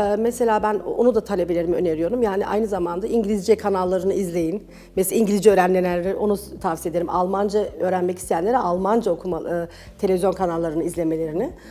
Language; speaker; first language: Turkish; early bilingual, heritage; Turkish